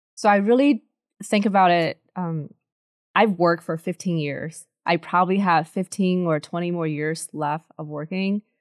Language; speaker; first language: English; early bilingual, other home language; Chinese